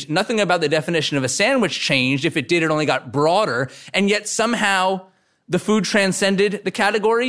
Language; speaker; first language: English; native; English